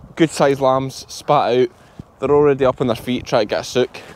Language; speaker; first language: English; native; English